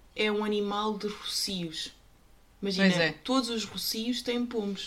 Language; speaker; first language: Portuguese; native; Portuguese